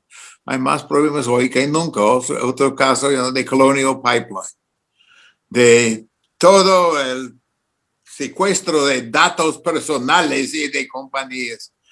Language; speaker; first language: Spanish; non-native, fluent; English